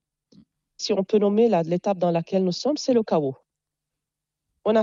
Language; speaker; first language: French; non-native, local second language; Arabic